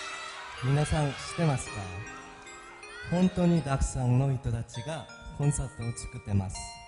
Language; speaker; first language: Japanese; non-native, learner; Korean